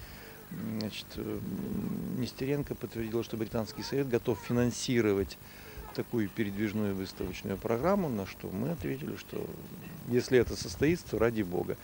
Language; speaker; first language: Russian; native; Russian